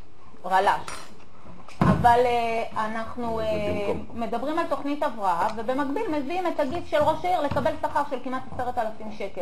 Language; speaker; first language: Hebrew; native; Hebrew